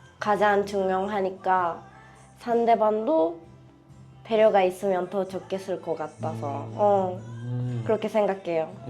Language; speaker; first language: Korean; non-native, learner; Japanese